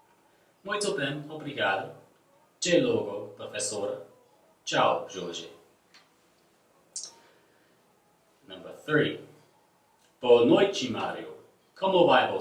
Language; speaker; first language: Portuguese; non-native, learner; English